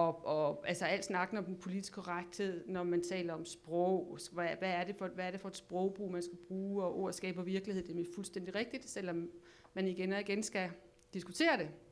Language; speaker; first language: Danish; native; Danish